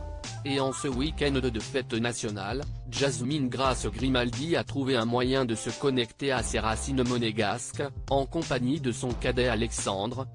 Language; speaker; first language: French; native; French